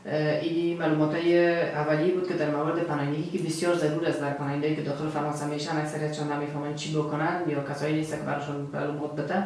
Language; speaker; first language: Persian; native; Persian